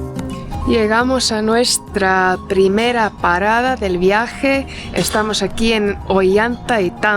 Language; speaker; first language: Spanish; non-native, fluent; Portuguese